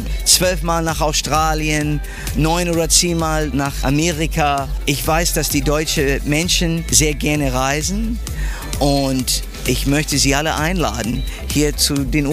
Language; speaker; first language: German; non-native, fluent; English